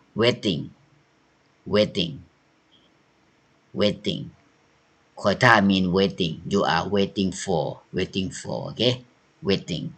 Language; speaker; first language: English; non-native, learner; Thai